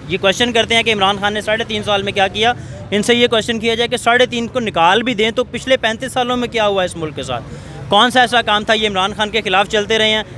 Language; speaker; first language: Urdu; native; Urdu